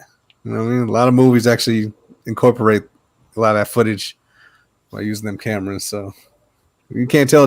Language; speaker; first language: English; native; English